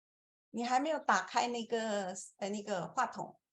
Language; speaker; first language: Chinese; non-native, fluent; Indonesian